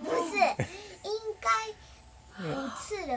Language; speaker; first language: Chinese; early bilingual, heritage; Chinese